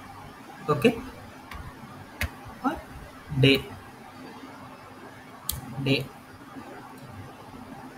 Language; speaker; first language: English; non-native, learner; Telugu